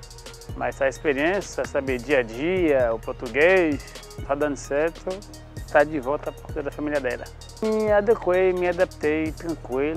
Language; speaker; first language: Portuguese; non-native, fluent; Haitian Creole